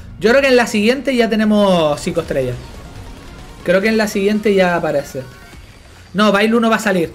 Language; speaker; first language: Spanish; native; Spanish